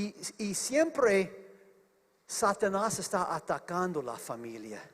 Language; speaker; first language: Spanish; non-native, fluent; English